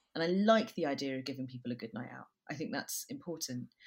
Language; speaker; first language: English; native; English